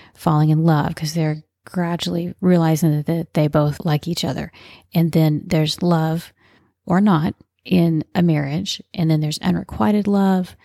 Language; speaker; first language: English; native; English